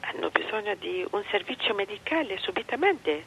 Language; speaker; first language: Italian; non-native, fluent; Arabic